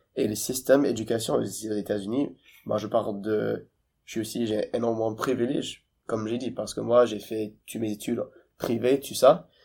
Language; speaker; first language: French; non-native, fluent; English